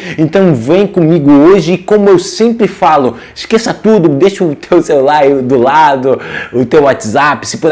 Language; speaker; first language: Portuguese; native; Portuguese